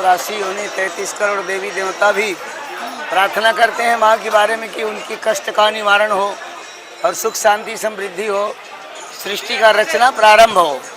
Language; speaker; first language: Hindi; native; Hindi